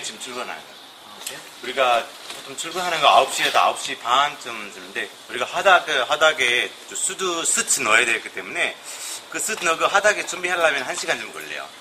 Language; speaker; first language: Korean; non-native, fluent; Nepali